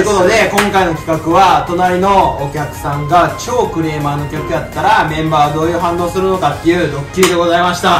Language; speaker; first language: Japanese; native; Japanese